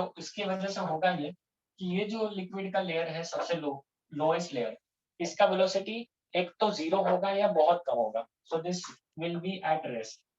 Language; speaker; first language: Hindi; non-native, local second language; Gujarati